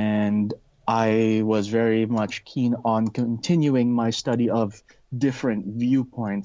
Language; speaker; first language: English; non-native, local second language; Filipino